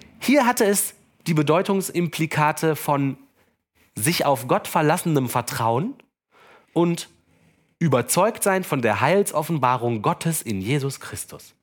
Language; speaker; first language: German; native; German